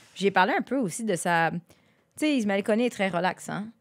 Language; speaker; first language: French; native; French